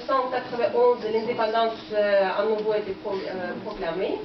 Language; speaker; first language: French; non-native, fluent; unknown